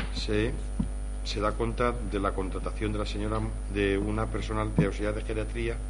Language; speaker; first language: Spanish; non-native, local second language; Catalan